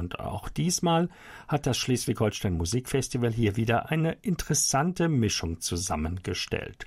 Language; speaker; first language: German; native; German